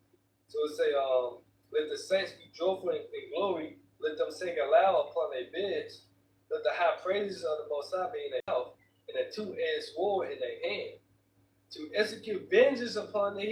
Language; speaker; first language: English; native; English